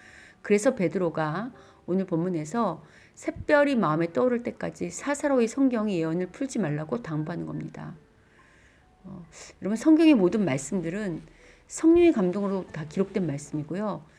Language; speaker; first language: Korean; native; Korean